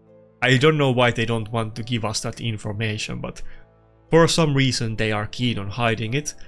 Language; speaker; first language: English; non-native, fluent; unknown